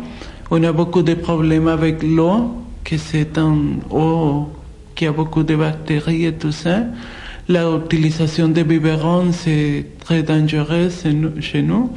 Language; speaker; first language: French; non-native, fluent; Spanish